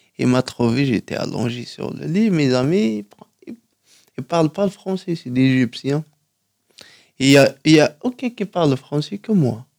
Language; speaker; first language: French; non-native, local second language; Kabyle